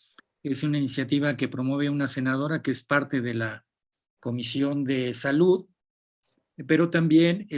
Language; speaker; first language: Spanish; native; Spanish